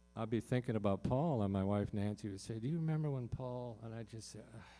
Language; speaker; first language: English; native; English